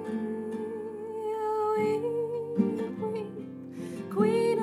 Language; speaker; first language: English; non-native, fluent; German